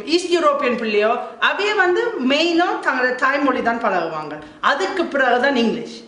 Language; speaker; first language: Tamil; non-native, fluent; German